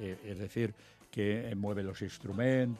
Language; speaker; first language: Spanish; native; Spanish